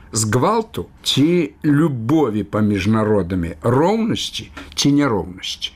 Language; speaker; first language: Belarusian; native; Belarusian